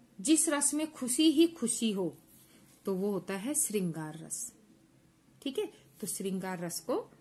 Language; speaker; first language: Hindi; native; Hindi